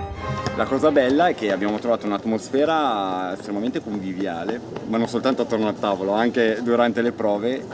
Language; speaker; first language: Italian; native; Italian